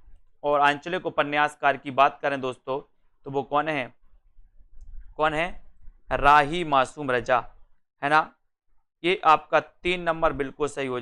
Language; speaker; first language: Hindi; native; Hindi